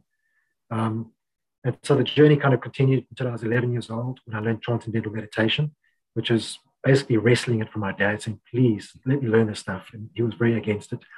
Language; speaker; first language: English; native; English